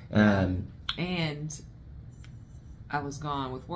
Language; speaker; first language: English; native; English